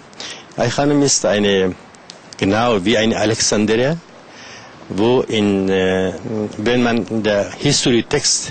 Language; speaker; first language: German; non-native, learner; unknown